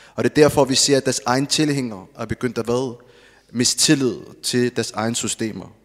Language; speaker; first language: Danish; non-native, fluent; Arabic